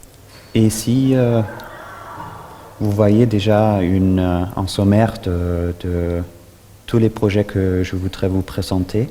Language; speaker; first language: French; non-native, fluent; German